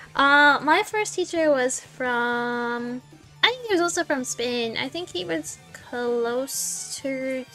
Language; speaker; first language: English; native; English